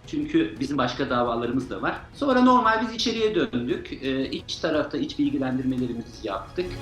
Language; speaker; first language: Turkish; native; Turkish